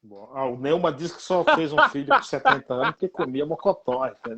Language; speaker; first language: Portuguese; native; Portuguese